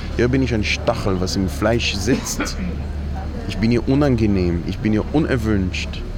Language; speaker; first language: German; non-native, fluent; Hebrew